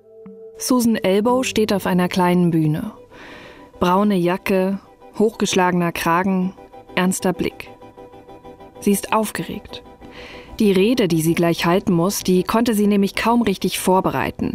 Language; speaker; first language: German; native; German